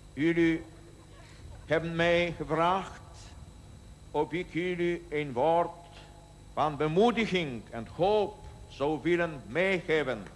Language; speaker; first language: Dutch; non-native, learner; Polish